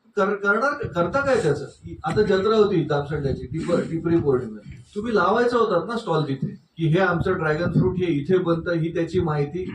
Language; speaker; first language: Marathi; native; Marathi